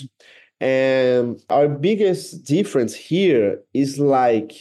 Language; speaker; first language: English; non-native, fluent; Portuguese